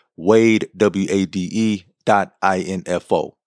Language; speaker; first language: English; native; English